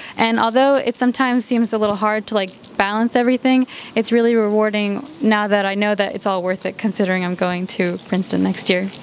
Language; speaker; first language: English; early bilingual, other home language; Spanish